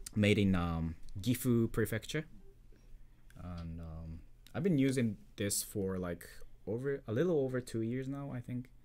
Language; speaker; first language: English; non-native, fluent; Japanese